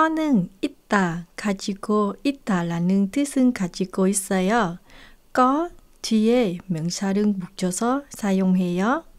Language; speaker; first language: Korean; non-native, fluent; Vietnamese